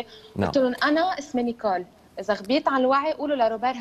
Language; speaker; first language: Arabic; native; Arabic